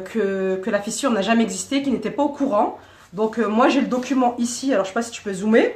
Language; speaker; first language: French; native; French